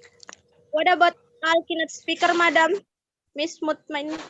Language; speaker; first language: English; non-native, fluent; Indonesian